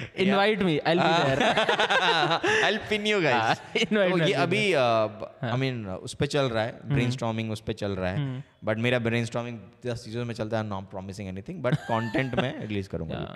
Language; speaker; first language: Hindi; non-native, local second language; Bangla